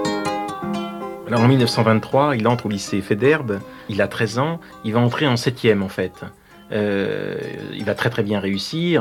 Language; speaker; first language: French; native; French